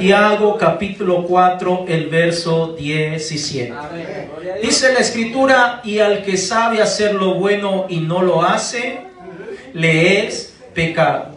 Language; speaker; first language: Spanish; native; Spanish